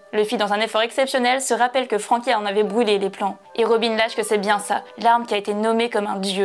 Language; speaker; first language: French; native; French